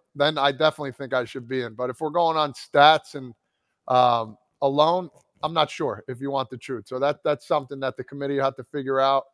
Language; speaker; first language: English; native; English